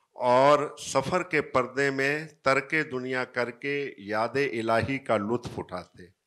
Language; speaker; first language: Hindi; native; Hindi